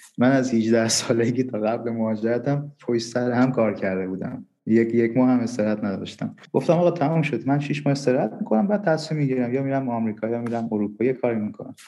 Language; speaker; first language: Persian; non-native, local second language; Armenian